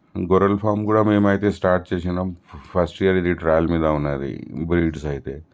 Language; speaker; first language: Telugu; non-native, local second language; Urdu